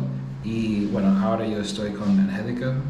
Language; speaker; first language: Spanish; non-native, learner; English